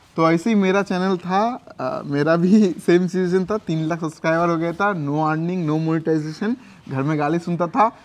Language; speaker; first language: Hindi; non-native, local second language; Bangla